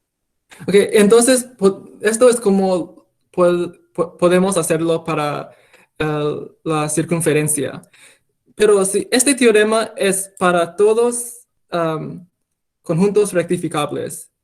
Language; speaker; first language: Spanish; non-native, fluent; English